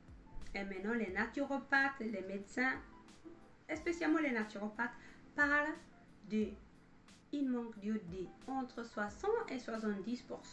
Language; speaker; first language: French; non-native, fluent; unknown